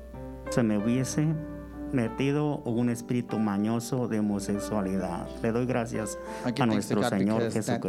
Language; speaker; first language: Spanish; native; Spanish